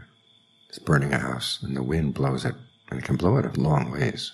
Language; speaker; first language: English; native; English